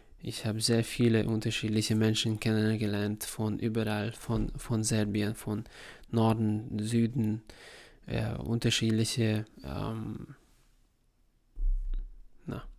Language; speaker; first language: German; non-native, fluent; Hungarian